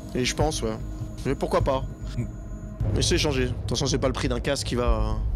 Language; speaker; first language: French; native; French